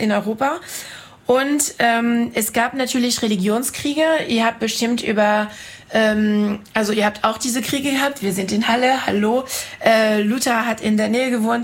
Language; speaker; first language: German; non-native, fluent; French